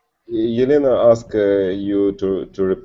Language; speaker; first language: English; non-native, learner; Russian